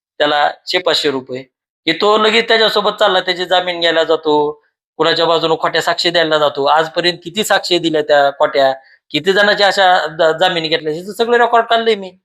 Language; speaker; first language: Marathi; native; Marathi